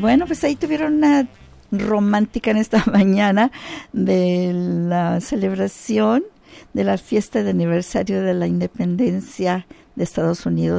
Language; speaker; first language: Spanish; early bilingual, heritage; Spanish